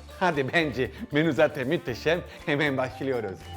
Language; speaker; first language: Turkish; non-native, learner; Italian